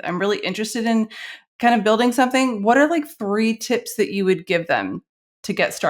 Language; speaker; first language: English; native; English